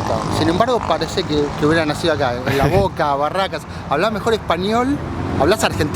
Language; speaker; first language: Spanish; native; Spanish